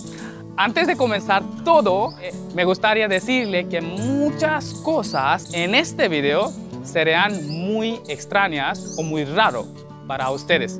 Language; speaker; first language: Spanish; non-native, learner; Hindi